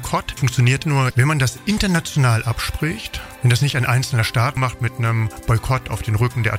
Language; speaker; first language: German; native; German